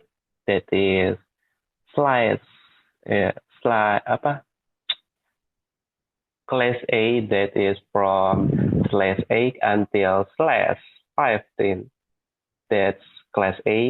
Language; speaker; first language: English; non-native, learner; Indonesian